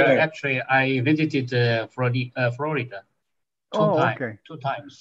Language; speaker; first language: English; non-native, fluent; Chinese